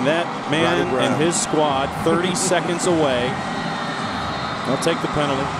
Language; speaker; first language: English; native; English